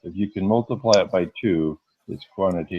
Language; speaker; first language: English; native; English